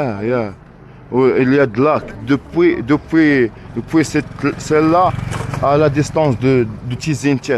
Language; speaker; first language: French; non-native, learner; Arabic